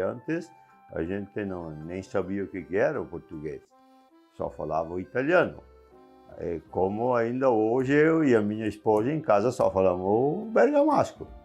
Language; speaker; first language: Portuguese; non-native, local second language; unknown